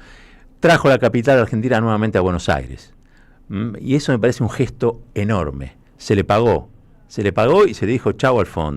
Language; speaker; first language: Spanish; native; Spanish